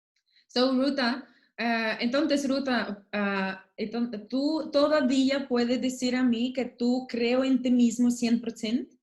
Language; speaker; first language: Spanish; non-native, learner; Russian